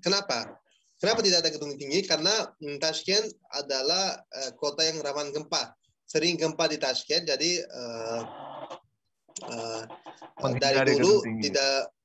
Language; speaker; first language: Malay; non-native, fluent; Uzbek